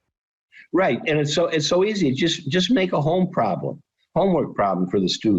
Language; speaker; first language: English; native; English